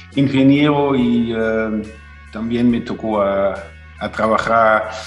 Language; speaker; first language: Spanish; non-native, fluent; German